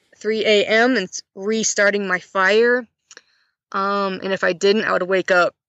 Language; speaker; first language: English; native; English